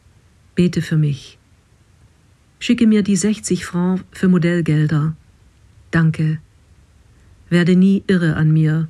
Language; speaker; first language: German; non-native, fluent; English